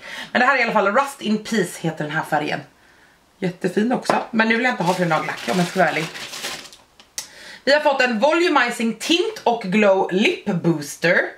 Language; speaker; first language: Swedish; native; Swedish